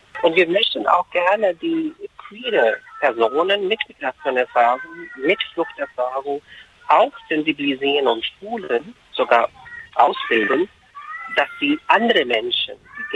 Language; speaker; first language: German; non-native, fluent; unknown